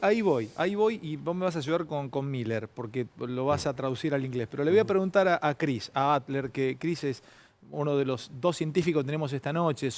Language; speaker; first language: Spanish; native; Spanish